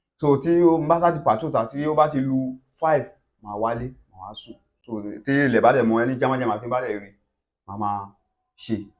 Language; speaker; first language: Yoruba; early bilingual, other home language; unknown